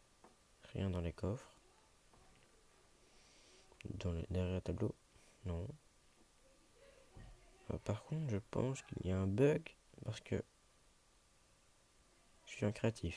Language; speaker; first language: French; native; French